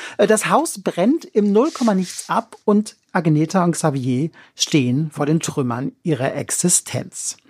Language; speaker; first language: German; native; German